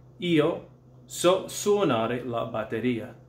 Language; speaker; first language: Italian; non-native, fluent; English